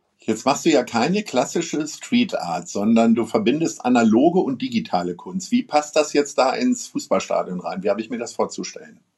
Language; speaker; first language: German; native; German